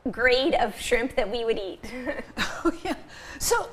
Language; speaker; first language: English; native; English